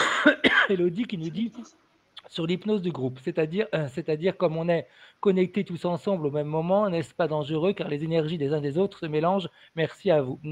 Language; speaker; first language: French; native; French